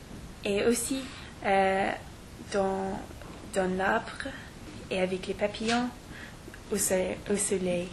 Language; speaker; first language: French; non-native, learner; English